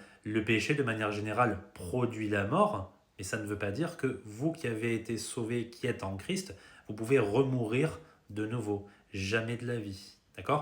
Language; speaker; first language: French; native; French